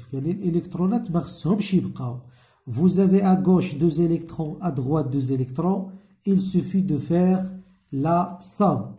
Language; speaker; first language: French; non-native, local second language; Arabic